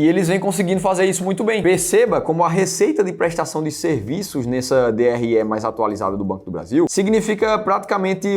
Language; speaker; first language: Portuguese; native; Portuguese